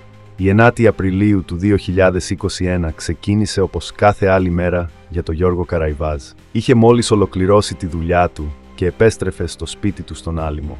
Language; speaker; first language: Greek; native; Greek